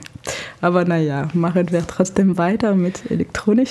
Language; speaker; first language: German; non-native, fluent; French